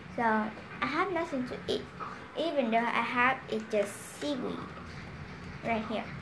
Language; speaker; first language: English; non-native, learner; Vietnamese